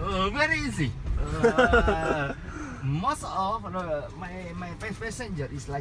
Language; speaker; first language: English; non-native, learner; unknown